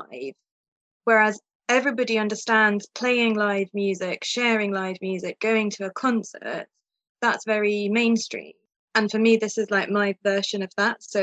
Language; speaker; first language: English; native; English